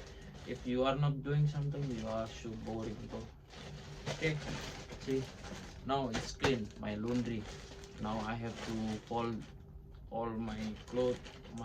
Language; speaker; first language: English; non-native, learner; Indonesian